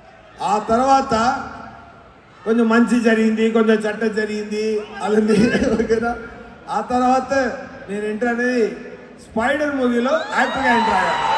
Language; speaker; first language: Telugu; non-native, learner; Tamil